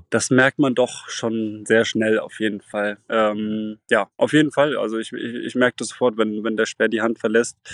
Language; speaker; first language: German; native; German